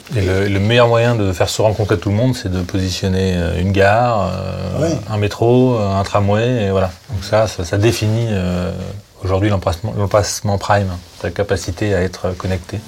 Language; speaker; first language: French; native; French